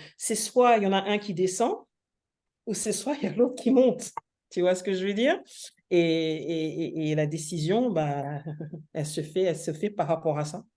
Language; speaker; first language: French; native; French